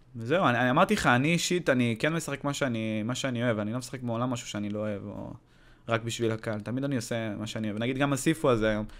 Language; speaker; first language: Hebrew; native; Hebrew